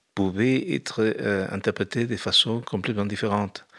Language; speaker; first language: French; non-native, fluent; Spanish